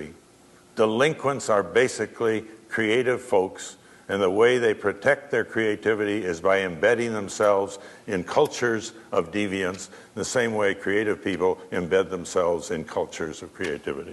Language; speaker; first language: English; native; English